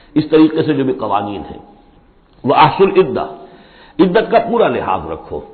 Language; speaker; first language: Urdu; native; Urdu